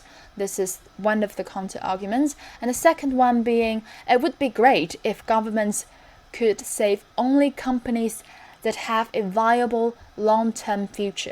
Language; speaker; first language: English; non-native, fluent; Chinese